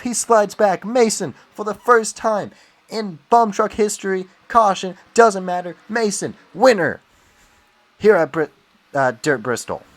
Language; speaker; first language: English; native; English